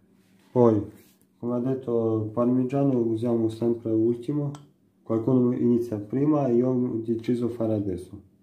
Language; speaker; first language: Italian; non-native, learner; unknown